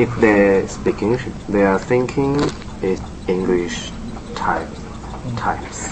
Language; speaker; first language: English; non-native, learner; Japanese